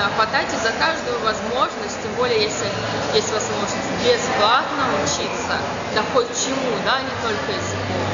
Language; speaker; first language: Russian; native; Russian